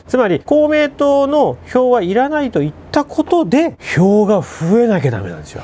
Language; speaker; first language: Japanese; native; Japanese